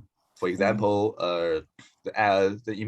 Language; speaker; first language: English; non-native, learner; Chinese